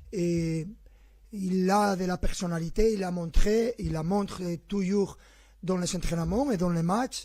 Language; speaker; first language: French; non-native, fluent; Spanish